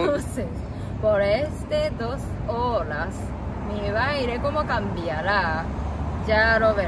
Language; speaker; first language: Spanish; non-native, learner; Japanese